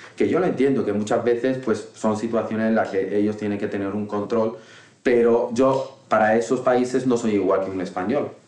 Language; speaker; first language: Spanish; non-native, local second language; Arabic